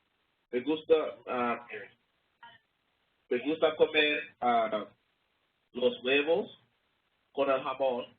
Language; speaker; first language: Spanish; non-native, learner; English